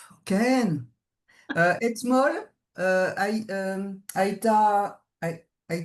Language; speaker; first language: Hebrew; non-native, learner; French